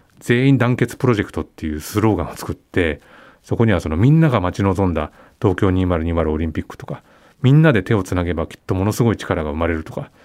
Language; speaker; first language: Japanese; native; Japanese